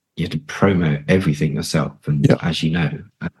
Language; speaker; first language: English; native; English